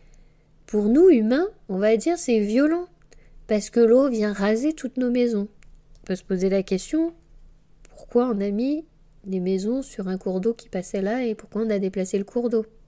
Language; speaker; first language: French; native; French